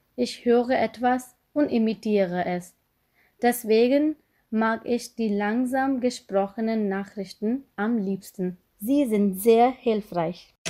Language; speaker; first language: German; non-native, fluent; Gujarati